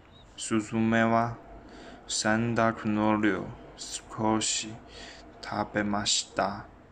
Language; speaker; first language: Japanese; non-native, learner; Chinese